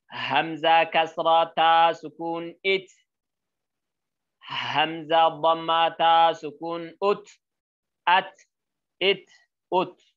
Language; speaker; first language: Arabic; non-native, learner; Oromo